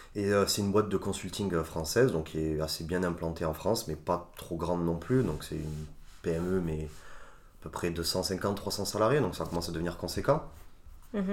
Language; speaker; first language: French; native; French